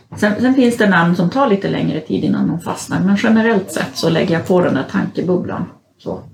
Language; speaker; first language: Swedish; early bilingual, other home language; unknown